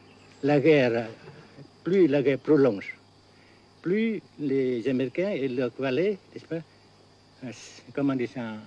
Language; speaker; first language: French; non-native, local second language; Vietnamese